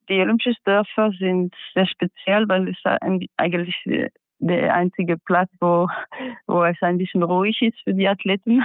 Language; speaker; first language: German; non-native, fluent; French